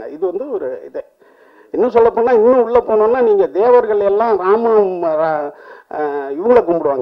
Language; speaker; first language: Tamil; native; Tamil